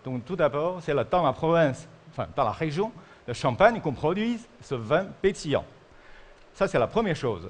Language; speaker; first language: French; non-native, fluent; Chinese